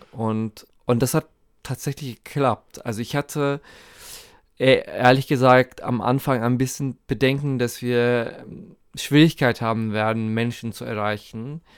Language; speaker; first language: German; non-native, fluent; Turkish